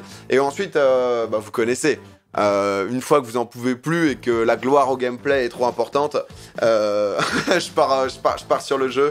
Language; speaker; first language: French; native; French